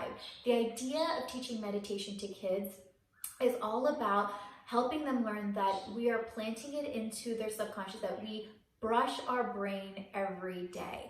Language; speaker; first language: English; native; English